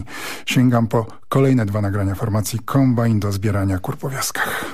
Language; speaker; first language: Polish; native; Polish